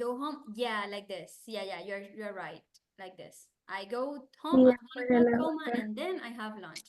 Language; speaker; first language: English; non-native, fluent; Spanish